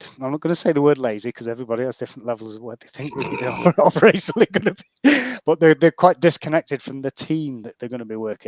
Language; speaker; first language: English; native; English